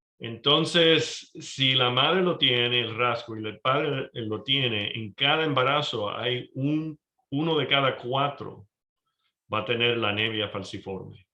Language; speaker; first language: Spanish; early bilingual, heritage; Spanish